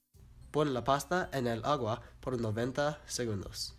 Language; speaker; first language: Spanish; non-native, learner; English